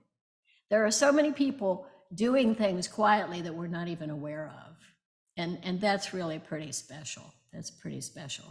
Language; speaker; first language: English; native; English